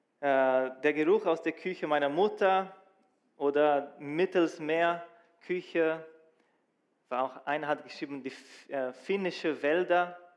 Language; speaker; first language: German; non-native, fluent; Portuguese